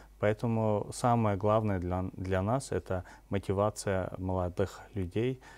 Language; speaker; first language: Russian; non-native, local second language; Azerbaijani